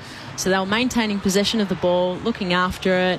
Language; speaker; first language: English; native; English